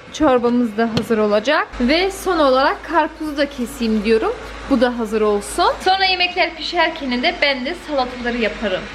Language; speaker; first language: Turkish; early bilingual, heritage; Turkish